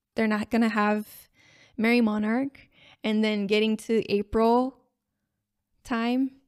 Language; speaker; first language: English; native; English